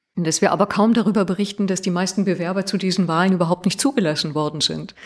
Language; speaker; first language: German; early bilingual, other home language; Persian